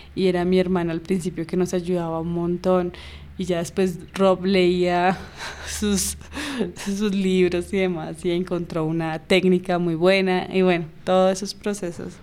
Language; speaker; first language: Spanish; native; Spanish